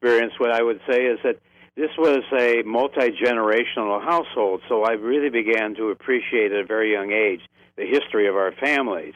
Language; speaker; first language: English; native; English